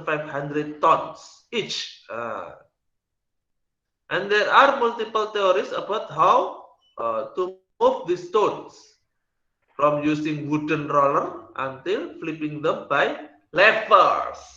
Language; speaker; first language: English; non-native, learner; Indonesian